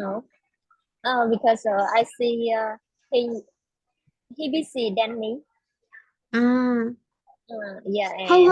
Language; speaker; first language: English; non-native, learner; Vietnamese